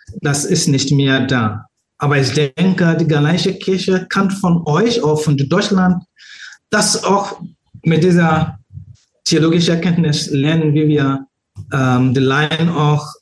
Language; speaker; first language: German; non-native, learner; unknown